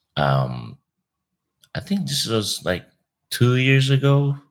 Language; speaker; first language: English; non-native, fluent; Japanese